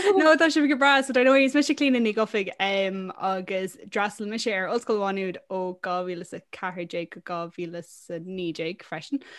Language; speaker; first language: Irish; non-native, local second language; English